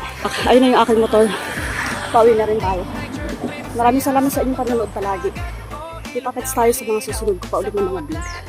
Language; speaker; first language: Filipino; native; Filipino